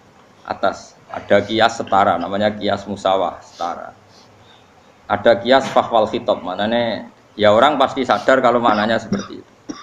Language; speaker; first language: Indonesian; non-native, local second language; Javanese